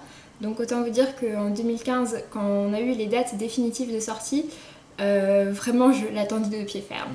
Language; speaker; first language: French; native; French